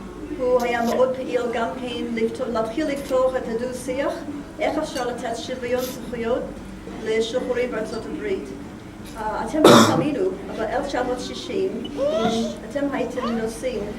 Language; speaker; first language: Hebrew; non-native, fluent; English